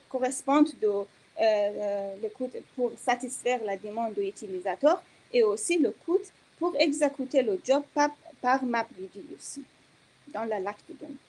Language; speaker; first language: French; non-native, fluent; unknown